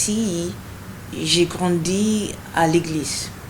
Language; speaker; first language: French; non-native, learner; Yoruba